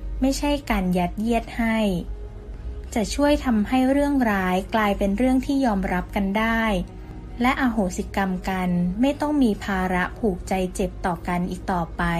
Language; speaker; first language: Thai; native; Thai